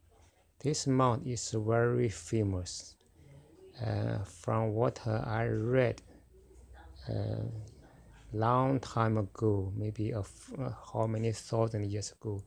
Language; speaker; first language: English; non-native, fluent; Chinese